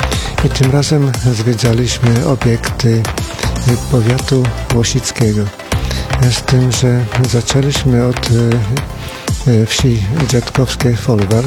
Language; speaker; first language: Polish; native; Polish